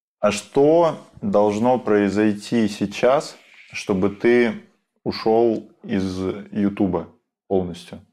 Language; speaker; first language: Russian; native; Russian